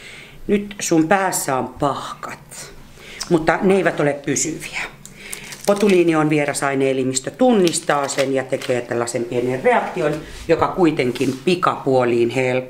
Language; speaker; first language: Finnish; native; Finnish